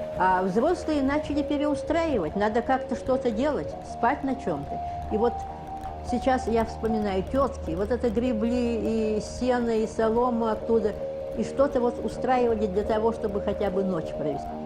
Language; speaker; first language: Russian; native; Russian